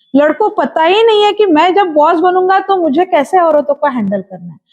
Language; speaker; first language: Hindi; non-native, local second language; Marathi